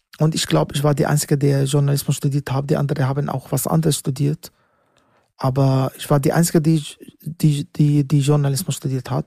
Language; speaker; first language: German; non-native, learner; Arabic